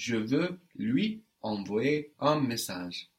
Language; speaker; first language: French; non-native, fluent; English